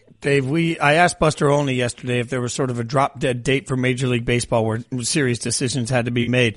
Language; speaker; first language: English; native; English